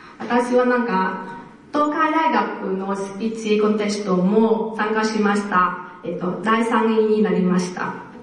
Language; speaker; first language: Japanese; non-native, fluent; Vietnamese